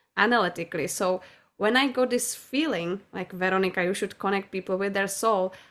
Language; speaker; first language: English; non-native, fluent; Czech